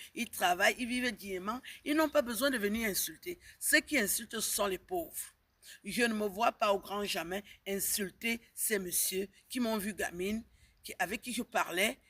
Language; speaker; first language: French; native; French